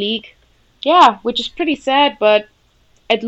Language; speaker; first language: English; non-native, fluent; German